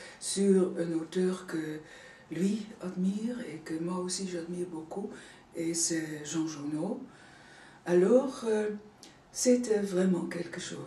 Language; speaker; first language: French; non-native, fluent; Dutch